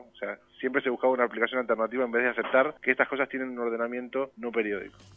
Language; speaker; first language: Spanish; native; Spanish